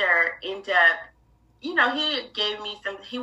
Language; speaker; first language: English; native; English